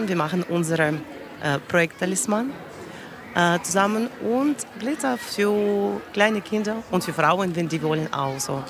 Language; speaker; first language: German; non-native, learner; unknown